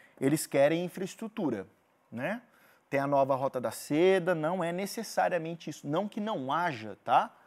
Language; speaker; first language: Portuguese; native; Portuguese